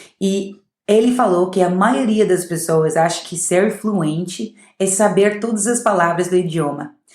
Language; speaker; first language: Portuguese; non-native, fluent; English